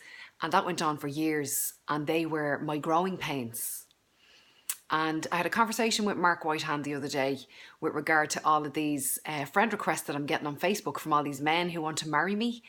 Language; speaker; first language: English; native; English